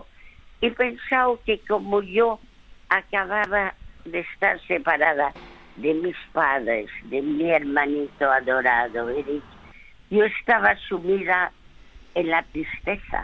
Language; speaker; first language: Spanish; early bilingual, other home language; French